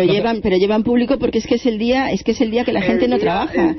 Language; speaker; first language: Spanish; native; Spanish